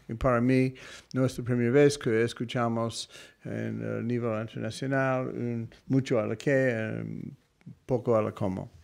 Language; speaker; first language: Spanish; non-native, fluent; English